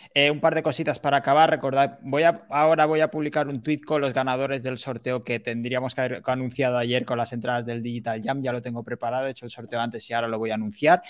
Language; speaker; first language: Spanish; native; Spanish